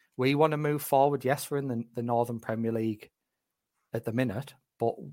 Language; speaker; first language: English; native; English